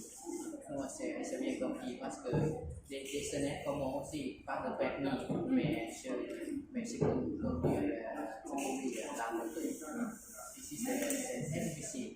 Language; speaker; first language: French; non-native, learner; Lao